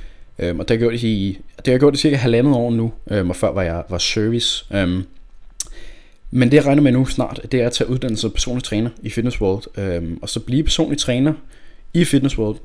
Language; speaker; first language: Danish; native; Danish